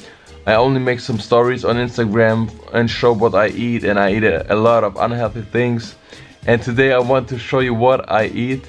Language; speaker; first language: English; non-native, learner; Bosnian